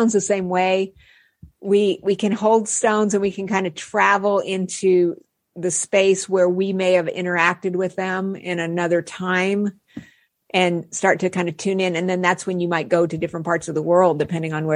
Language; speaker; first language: English; native; English